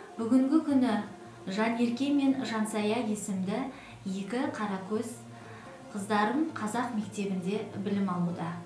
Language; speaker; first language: Kazakh; non-native, local second language; Russian